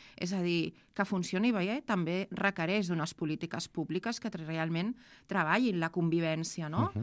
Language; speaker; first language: Catalan; non-native, local second language; Spanish